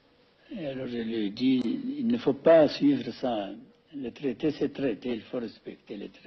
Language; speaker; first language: French; non-native, fluent; Amharic